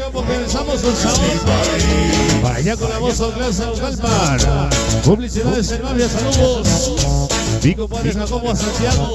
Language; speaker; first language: Spanish; native; Spanish